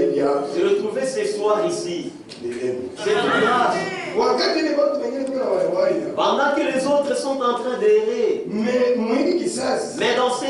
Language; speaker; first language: French; non-native, local second language; Swahili